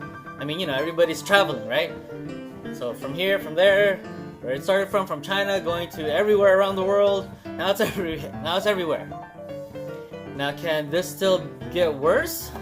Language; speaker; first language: English; native; English